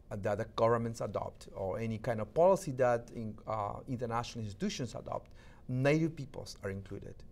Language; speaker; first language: English; non-native, fluent; Shipibo-Conibo